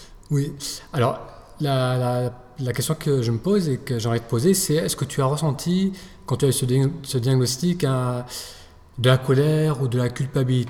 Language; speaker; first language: French; native; French